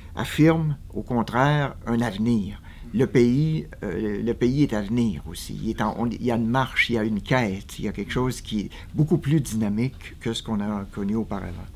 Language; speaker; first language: French; native; French